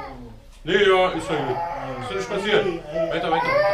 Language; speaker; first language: German; native; German